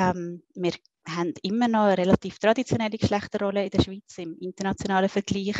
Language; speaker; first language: German; native; German